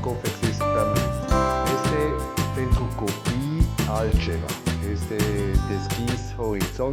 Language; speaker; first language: Romanian; non-native, learner; Swiss German